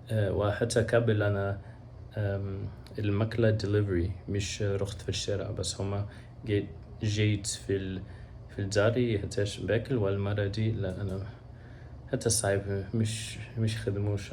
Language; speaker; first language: Arabic; non-native, learner; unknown